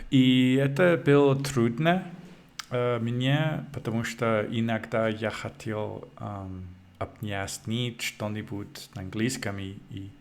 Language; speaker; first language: Russian; non-native, learner; English